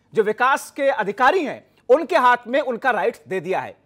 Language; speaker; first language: Hindi; native; Hindi